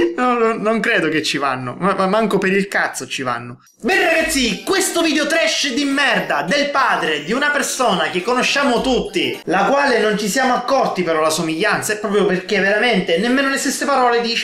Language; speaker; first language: Italian; native; Italian